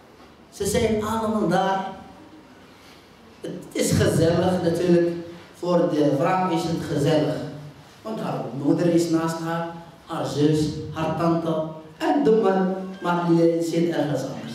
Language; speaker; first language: Dutch; non-native, fluent; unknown